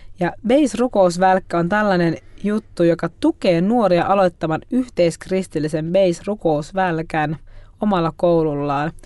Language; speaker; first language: Finnish; native; Finnish